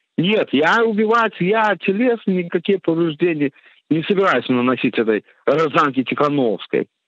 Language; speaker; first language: Russian; native; Russian